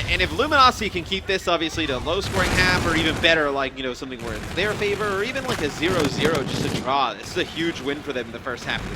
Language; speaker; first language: English; native; English